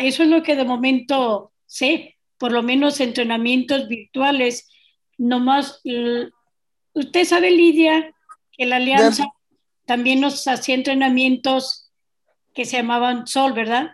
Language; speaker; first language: Spanish; native; Spanish